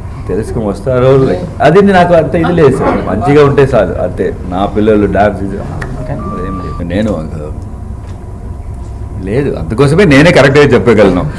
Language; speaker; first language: Telugu; non-native, local second language; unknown